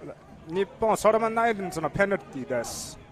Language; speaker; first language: Japanese; non-native, learner; English